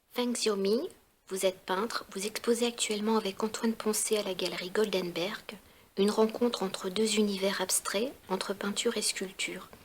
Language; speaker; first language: French; native; French